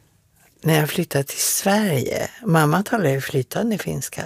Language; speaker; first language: Swedish; native; Swedish